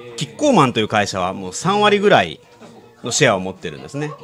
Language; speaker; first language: Japanese; native; Japanese